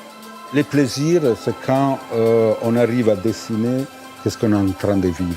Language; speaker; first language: French; non-native, fluent; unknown